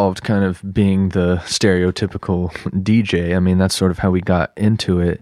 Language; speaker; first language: English; native; English